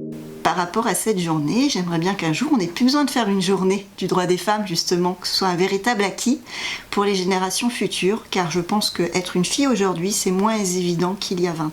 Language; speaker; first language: French; native; French